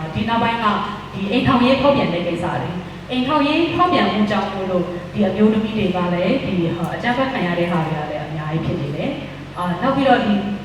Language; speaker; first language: Burmese; non-native, local second language; Shwe Palaung